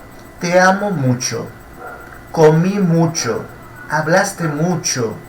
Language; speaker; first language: Spanish; non-native, fluent; Portuguese